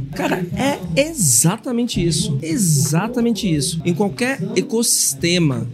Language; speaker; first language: Portuguese; native; Portuguese